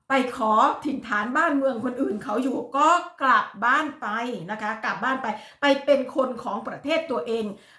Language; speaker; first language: Thai; native; Thai